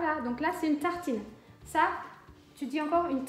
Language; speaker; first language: French; native; French